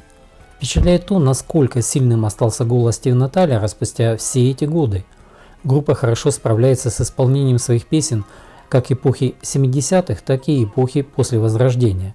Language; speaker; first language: Russian; native; Russian